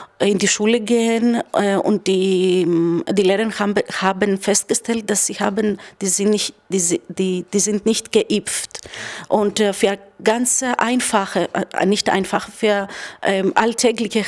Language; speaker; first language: German; non-native, fluent; Greek